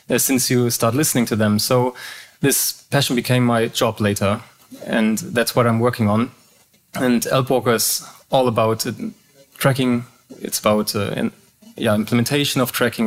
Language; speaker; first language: English; non-native, fluent; German